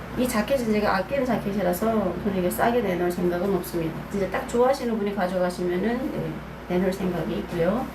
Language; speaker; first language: Korean; native; Korean